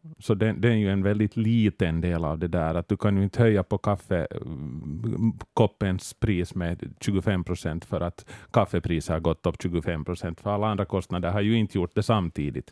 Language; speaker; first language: Swedish; native; Swedish